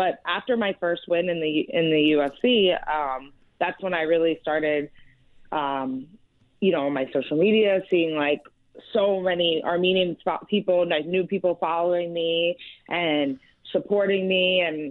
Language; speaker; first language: English; native; English